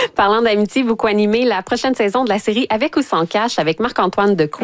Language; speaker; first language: French; native; French